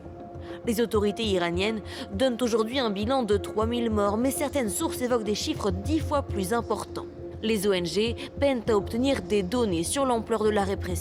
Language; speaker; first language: French; native; French